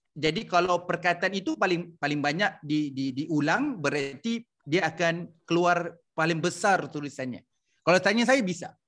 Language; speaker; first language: Malay; native; Malay